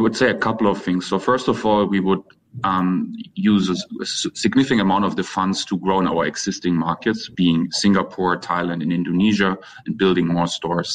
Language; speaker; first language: English; non-native, fluent; German